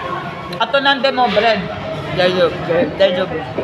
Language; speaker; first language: Japanese; non-native, learner; Filipino